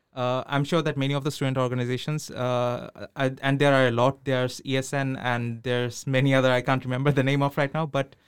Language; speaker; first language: English; non-native, local second language; Bangla